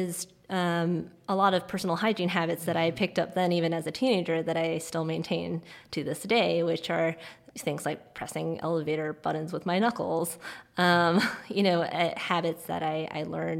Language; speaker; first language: English; non-native, local second language; Cantonese